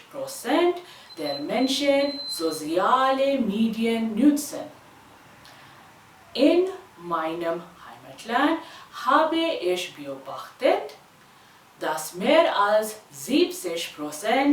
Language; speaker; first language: German; non-native, fluent; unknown